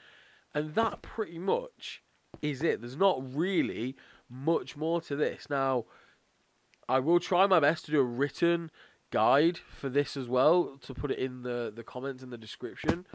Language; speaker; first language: English; native; English